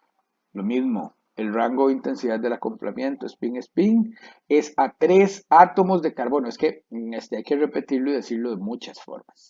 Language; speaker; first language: Spanish; native; Spanish